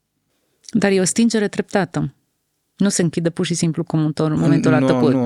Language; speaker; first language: Romanian; native; Romanian